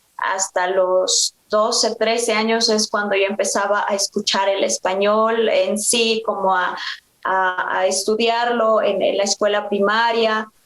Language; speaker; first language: Spanish; non-native, local second language; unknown